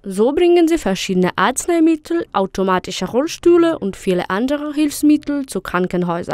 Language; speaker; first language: German; non-native, fluent; Ukrainian